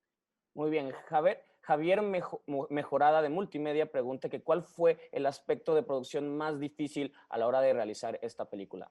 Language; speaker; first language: Spanish; native; Spanish